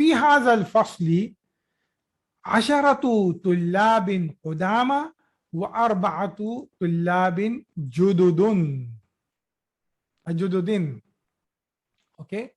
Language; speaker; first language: Arabic; non-native, fluent; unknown